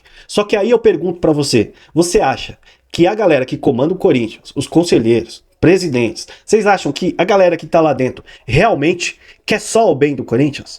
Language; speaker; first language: Portuguese; native; Portuguese